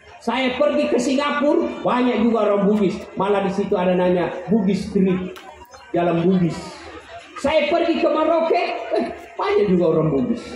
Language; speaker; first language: Indonesian; non-native, local second language; Buginese